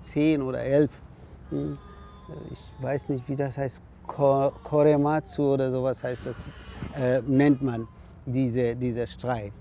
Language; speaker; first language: German; non-native, fluent; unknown